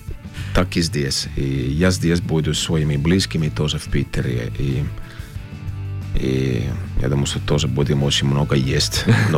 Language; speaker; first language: Russian; non-native, learner; Finnish